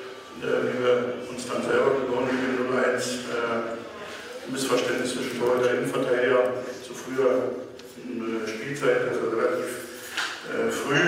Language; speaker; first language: German; native; German